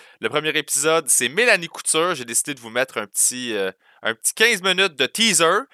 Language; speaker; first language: French; native; French